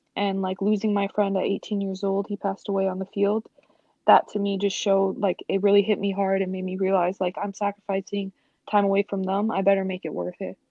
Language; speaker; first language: English; early bilingual, other home language; Spanish